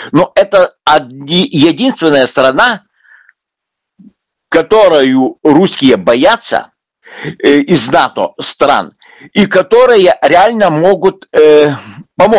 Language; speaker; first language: Russian; non-native, local second language; Lithuanian